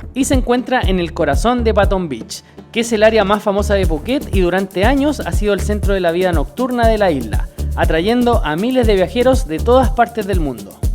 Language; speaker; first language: Spanish; native; Spanish